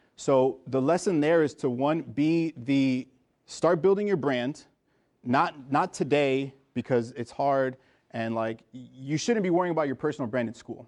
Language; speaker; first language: English; native; English